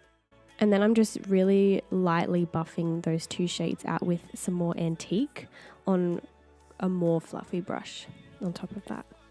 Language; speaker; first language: English; native; English